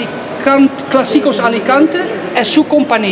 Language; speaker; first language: Spanish; non-native, learner; English